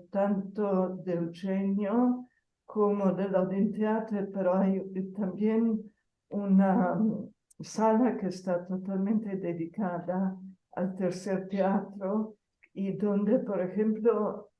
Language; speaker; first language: Spanish; non-native, fluent; Italian